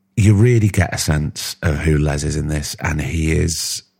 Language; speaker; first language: English; native; English